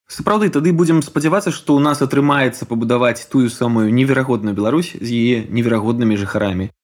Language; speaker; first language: Belarusian; native; Belarusian